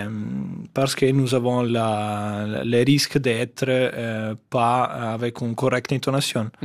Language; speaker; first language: French; non-native, fluent; Italian